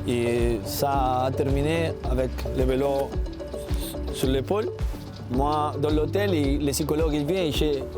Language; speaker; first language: French; non-native, learner; Spanish